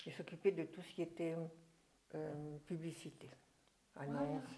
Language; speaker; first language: French; early bilingual, other home language; German